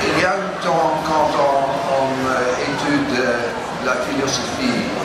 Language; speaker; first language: French; non-native, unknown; English